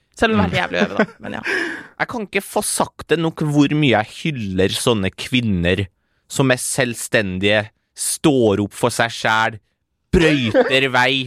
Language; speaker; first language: Norwegian; early bilingual, other home language; Persian